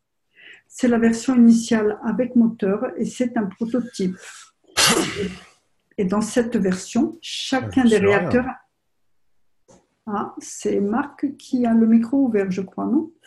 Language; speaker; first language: French; native; French